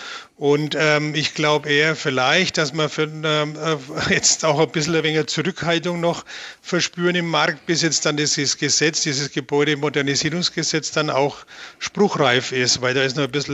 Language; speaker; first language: German; native; German